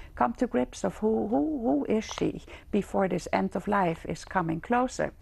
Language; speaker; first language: English; non-native, fluent; Dutch